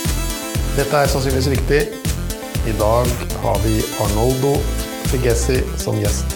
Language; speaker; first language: Norwegian; native; Norwegian